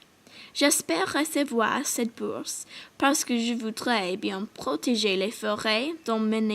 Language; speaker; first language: French; non-native, learner; English